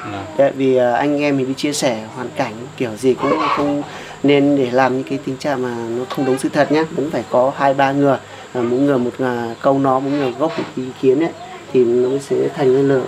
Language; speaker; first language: Vietnamese; native; Vietnamese